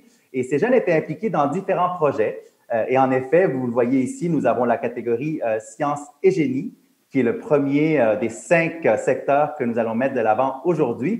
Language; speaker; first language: French; native; French